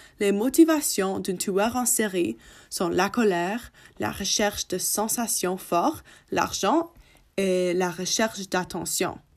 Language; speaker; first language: French; non-native, learner; English